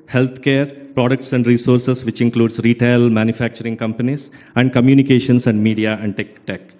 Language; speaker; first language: English; non-native, local second language; Telugu